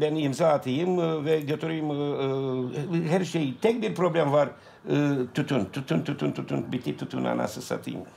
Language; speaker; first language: Turkish; non-native, learner; Romanian